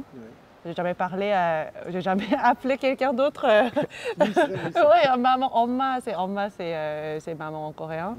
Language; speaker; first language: French; non-native, fluent; Korean